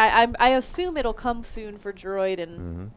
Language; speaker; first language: English; native; English